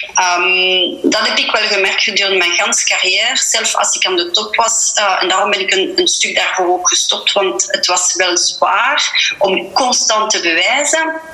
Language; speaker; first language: Dutch; non-native, fluent; French